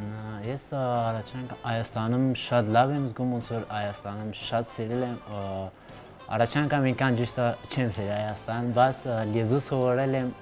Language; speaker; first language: Armenian; non-native, learner; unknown